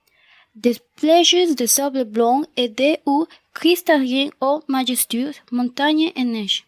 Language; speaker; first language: French; non-native, learner; Spanish